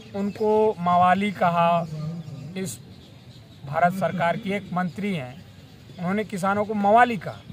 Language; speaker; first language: Hindi; native; Hindi